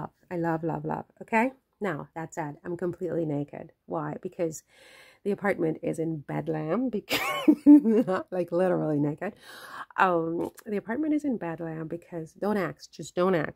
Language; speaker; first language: English; native; English